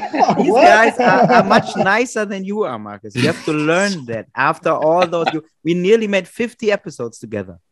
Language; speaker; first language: English; non-native, fluent; German